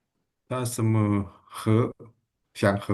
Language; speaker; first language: Chinese; non-native, learner; Indonesian